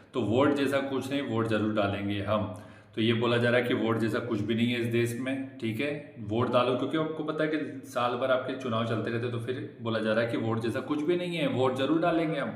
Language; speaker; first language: Hindi; native; Hindi